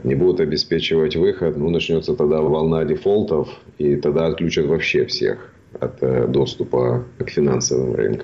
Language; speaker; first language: Russian; native; Russian